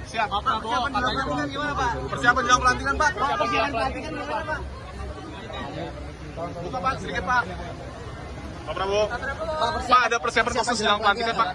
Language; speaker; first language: Indonesian; native; Indonesian